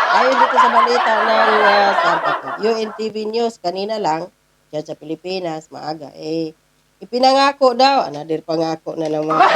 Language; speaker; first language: Filipino; non-native, local second language; Cebuano